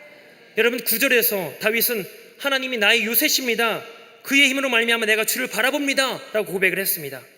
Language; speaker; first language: Korean; native; Korean